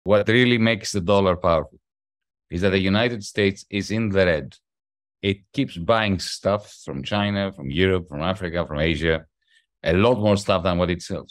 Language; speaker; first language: English; non-native, fluent; Greek